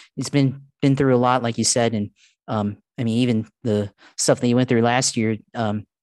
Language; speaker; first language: English; early bilingual, other home language; Filipino